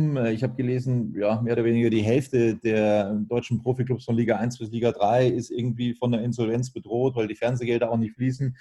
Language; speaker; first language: German; native; German